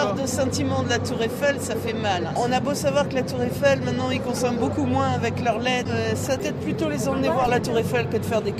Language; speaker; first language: French; native; French